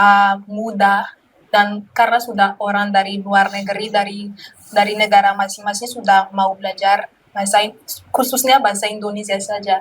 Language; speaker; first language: Indonesian; non-native, learner; Malagasy